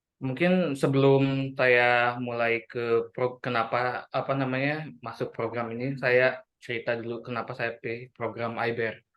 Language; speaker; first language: Indonesian; native; Indonesian